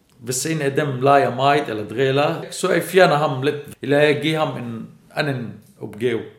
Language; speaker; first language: Danish; non-native, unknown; Arabic